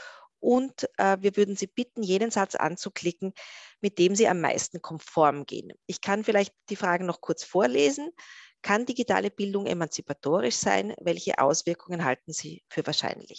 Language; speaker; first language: German; native; German